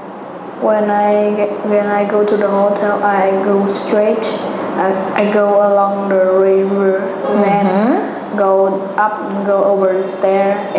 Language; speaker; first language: English; non-native, learner; Vietnamese